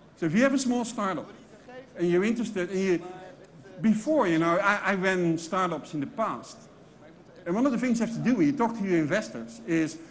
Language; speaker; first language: English; non-native, fluent; Dutch